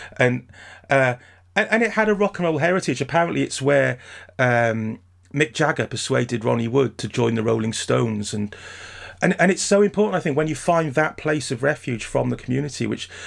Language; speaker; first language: English; native; English